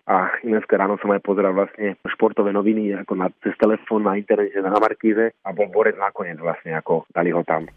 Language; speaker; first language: Slovak; native; Slovak